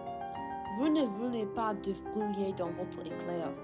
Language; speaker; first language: French; non-native, learner; English